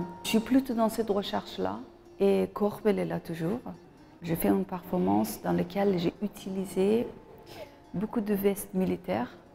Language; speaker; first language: French; non-native, fluent; Persian